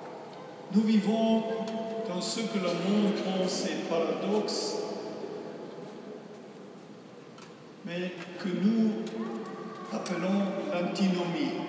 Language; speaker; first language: French; non-native, fluent; English